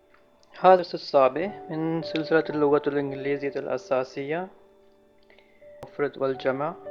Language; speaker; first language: Arabic; non-native, learner; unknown